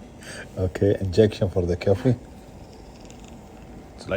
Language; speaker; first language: English; non-native, learner; Arabic